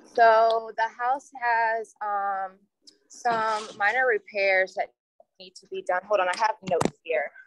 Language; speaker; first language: English; native; English